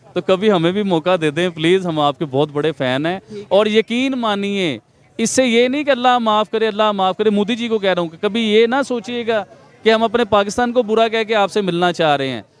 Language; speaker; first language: Urdu; non-native, local second language; Punjabi